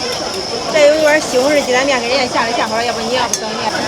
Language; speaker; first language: Chinese; native; Chinese